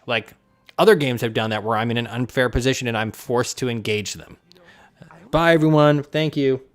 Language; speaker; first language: English; native; English